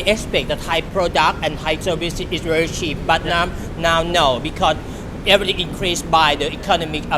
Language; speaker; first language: English; non-native, learner; Thai